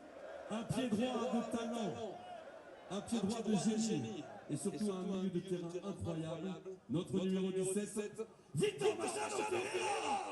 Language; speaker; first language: French; native; French